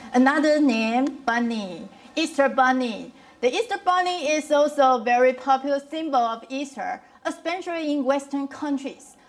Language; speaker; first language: English; non-native, fluent; Chinese